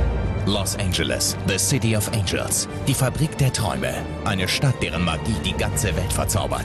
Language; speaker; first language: German; native; German